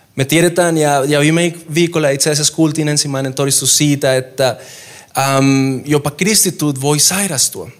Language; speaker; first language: Finnish; non-native, fluent; Spanish